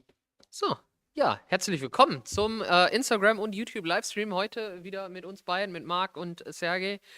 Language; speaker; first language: German; native; German